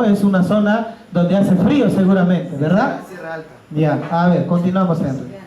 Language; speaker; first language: Spanish; native; Spanish